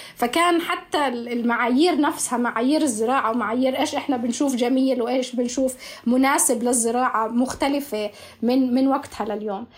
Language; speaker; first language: Arabic; native; Arabic